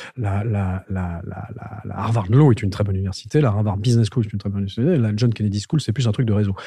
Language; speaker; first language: French; native; French